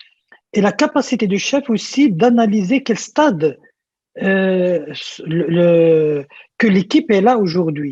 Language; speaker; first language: French; non-native, local second language; Arabic